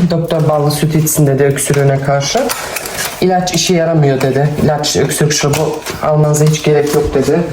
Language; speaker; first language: Turkish; early bilingual, heritage; Turkish